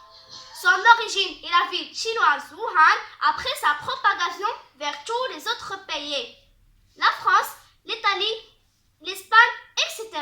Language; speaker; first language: French; non-native, learner; Arabic